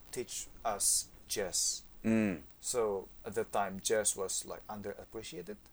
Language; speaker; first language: English; non-native, fluent; Indonesian